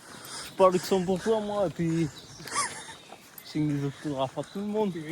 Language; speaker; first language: French; native; French